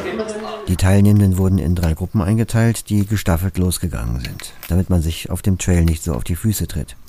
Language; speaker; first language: German; native; German